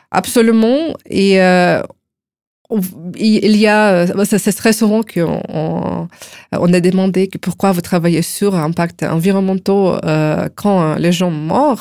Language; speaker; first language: French; non-native, fluent; Ukrainian